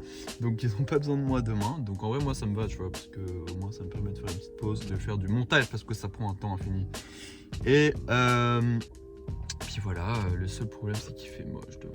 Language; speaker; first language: French; native; French